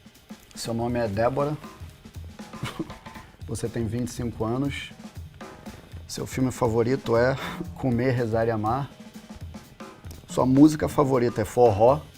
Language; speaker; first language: Portuguese; native; Portuguese